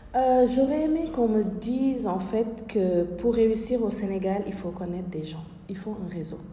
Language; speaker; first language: French; non-native, local second language; Wolof